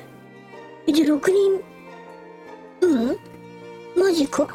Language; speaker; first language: Japanese; native; Japanese